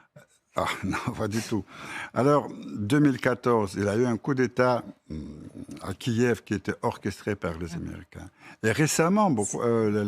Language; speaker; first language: French; non-native, fluent; Russian